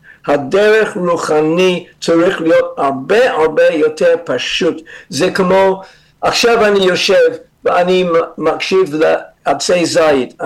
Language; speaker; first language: Hebrew; non-native, fluent; English